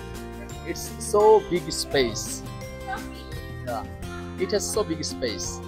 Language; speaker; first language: English; non-native, learner; Bangla